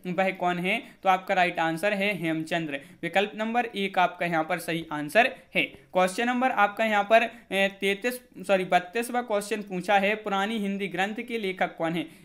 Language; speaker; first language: Hindi; native; Hindi